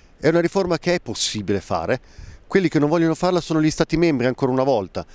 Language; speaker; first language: Italian; native; Italian